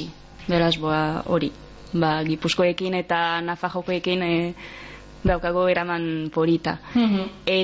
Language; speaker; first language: Basque; non-native, local second language; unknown